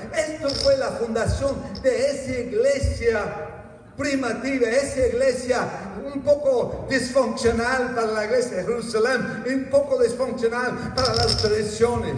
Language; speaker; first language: Spanish; non-native, fluent; English